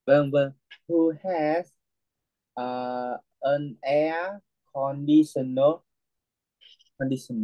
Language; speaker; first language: English; non-native, learner; Vietnamese